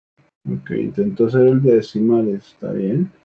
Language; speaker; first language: Spanish; native; Spanish